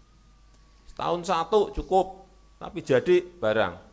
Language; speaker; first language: Indonesian; native; Indonesian